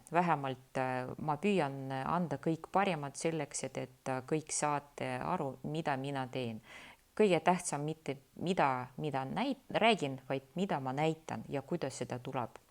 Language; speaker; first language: Estonian; non-native, fluent; Ukrainian